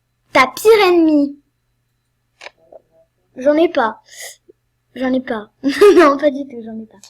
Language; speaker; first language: French; native; French